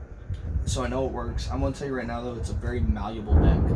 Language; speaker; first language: English; native; English